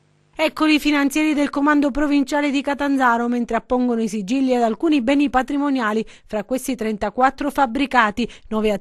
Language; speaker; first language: Italian; native; Italian